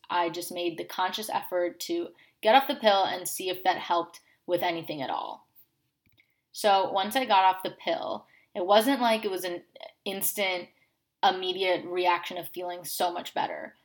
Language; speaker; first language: English; native; English